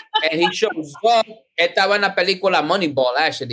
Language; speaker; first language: Spanish; early bilingual, heritage; Spanish